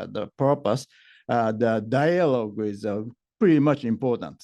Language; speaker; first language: English; non-native, fluent; Japanese